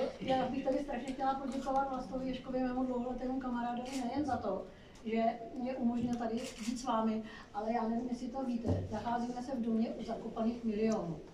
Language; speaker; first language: Czech; non-native, fluent; Hindi